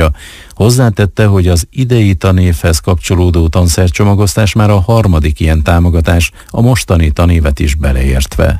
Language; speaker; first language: Hungarian; native; Hungarian